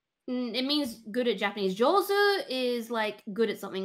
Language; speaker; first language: English; native; English